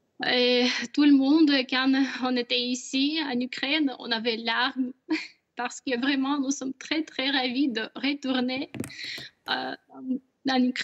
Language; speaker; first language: French; non-native, fluent; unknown